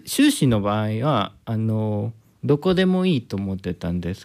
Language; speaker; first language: Japanese; non-native, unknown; Spanish